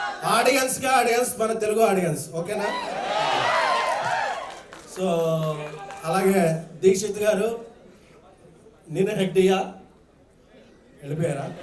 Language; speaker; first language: Telugu; native; Telugu